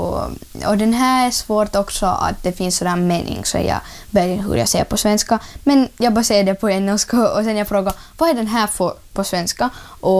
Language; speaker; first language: Swedish; non-native, learner; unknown